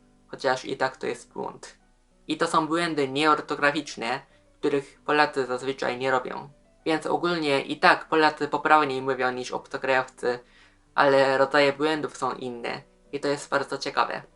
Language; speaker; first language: Polish; non-native, fluent; Japanese